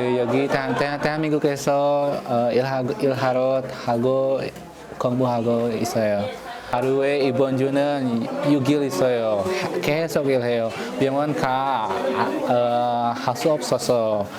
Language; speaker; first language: Korean; non-native, learner; Indonesian